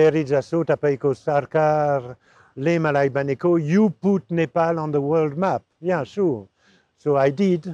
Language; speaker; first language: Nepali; non-native, learner; French